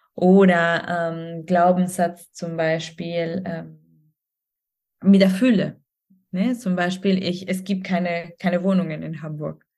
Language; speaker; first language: German; non-native, fluent; Spanish